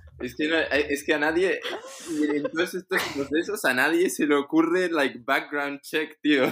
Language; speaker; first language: Spanish; non-native, fluent; Arabic